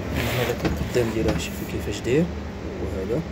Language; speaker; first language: Arabic; native; Arabic